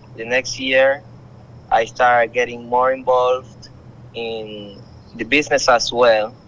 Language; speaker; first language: English; non-native, learner; Spanish